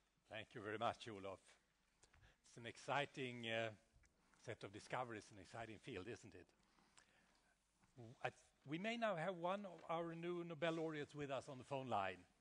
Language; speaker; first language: English; non-native, fluent; Swedish